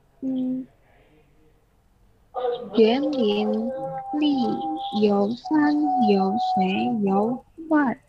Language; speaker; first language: Chinese; non-native, learner; Indonesian